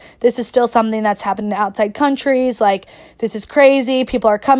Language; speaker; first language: English; native; English